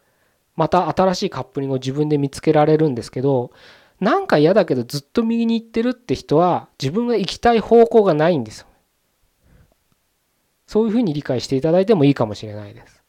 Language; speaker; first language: Japanese; native; Japanese